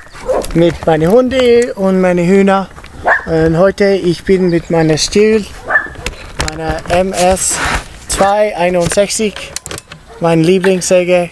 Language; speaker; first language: German; non-native, fluent; Italian